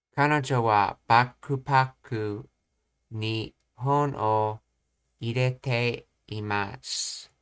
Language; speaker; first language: Japanese; non-native, learner; English